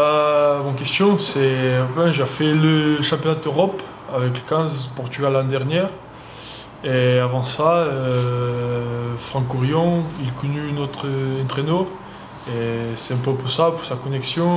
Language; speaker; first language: French; non-native, learner; Portuguese